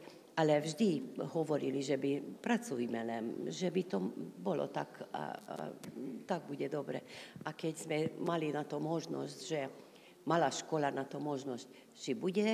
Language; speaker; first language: Slovak; non-native, local second language; Hungarian